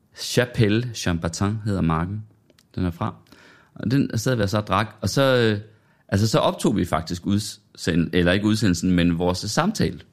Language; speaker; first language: Danish; native; Danish